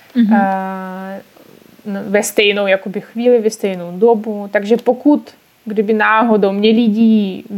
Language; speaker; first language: Czech; non-native, fluent; Russian